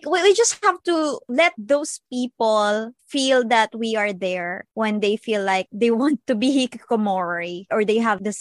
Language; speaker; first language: English; non-native, local second language; Filipino